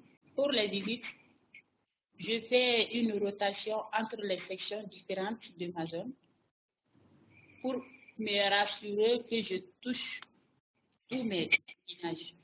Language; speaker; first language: French; non-native, local second language; Bambara